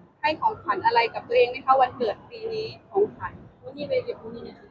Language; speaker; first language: Thai; native; Thai